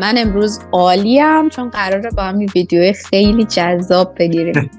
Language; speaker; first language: Persian; native; Persian